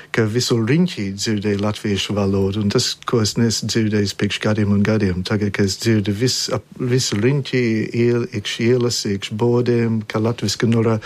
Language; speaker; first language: Latvian; early bilingual, heritage; Latvian